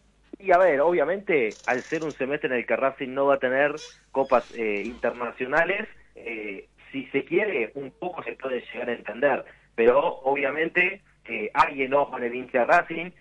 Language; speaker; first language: Spanish; native; Spanish